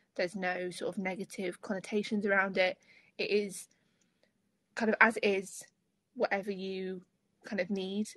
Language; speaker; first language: English; native; English